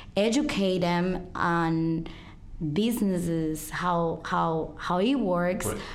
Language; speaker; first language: English; non-native, fluent; Spanish